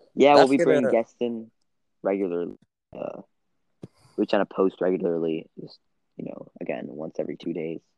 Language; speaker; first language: English; early bilingual, other home language; Italian